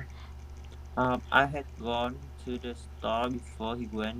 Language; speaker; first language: English; non-native, learner; Vietnamese